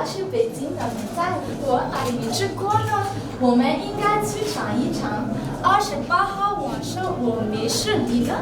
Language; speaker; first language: Chinese; non-native, learner; Malagasy